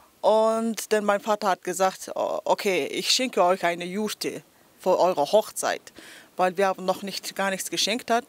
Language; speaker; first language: German; non-native, learner; Mongolian